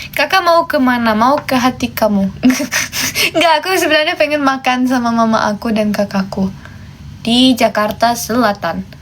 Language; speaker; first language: Indonesian; non-native, fluent; German